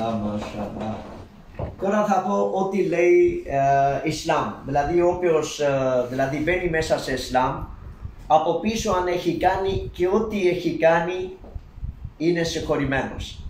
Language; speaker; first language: Greek; non-native, learner; Urdu